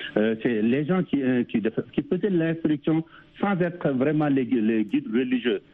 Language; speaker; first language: French; non-native, local second language; Wolof